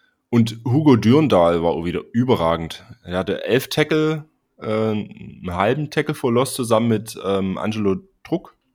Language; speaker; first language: German; native; German